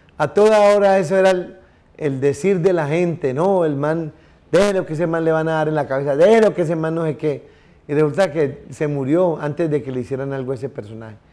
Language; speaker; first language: Spanish; native; Spanish